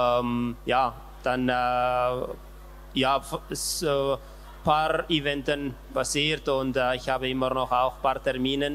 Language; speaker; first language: German; non-native, learner; Tigrinya